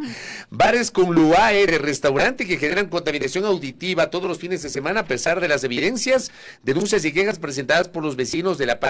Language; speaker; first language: Spanish; native; Spanish